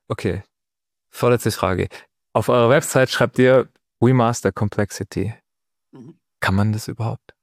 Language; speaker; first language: German; native; German